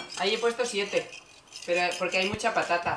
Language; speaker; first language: Spanish; native; Spanish